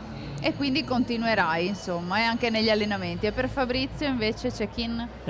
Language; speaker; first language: Italian; native; Italian